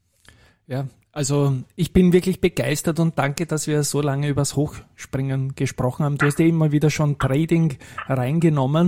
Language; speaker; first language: German; native; German